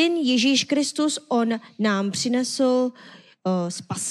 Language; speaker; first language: Czech; non-native, learner; Korean